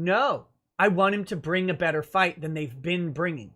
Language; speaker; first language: English; native; English